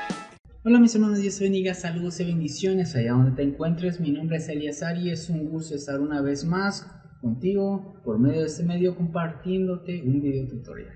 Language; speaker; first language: Spanish; native; Spanish